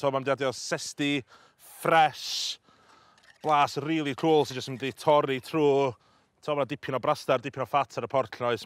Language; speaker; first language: Welsh; native; Welsh